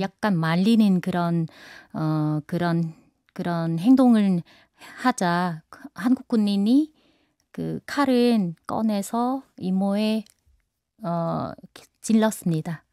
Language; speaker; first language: Korean; non-native, fluent; Vietnamese